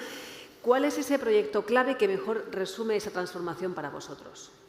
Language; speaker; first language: Spanish; native; Spanish